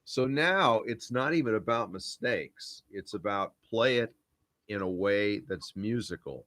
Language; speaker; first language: English; native; English